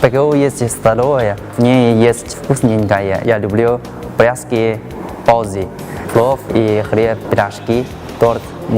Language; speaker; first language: Russian; non-native, learner; Chinese